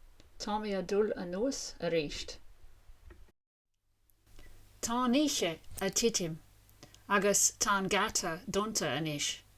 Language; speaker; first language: Irish; non-native, learner; English